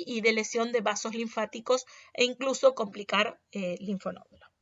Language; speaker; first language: Spanish; native; Spanish